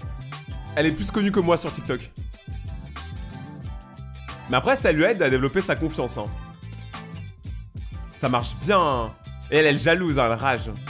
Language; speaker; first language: French; native; French